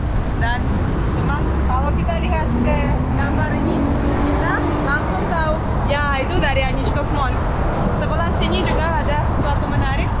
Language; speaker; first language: Indonesian; non-native, fluent; Russian